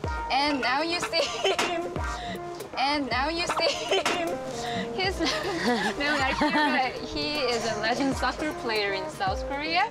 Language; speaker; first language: English; non-native, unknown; Korean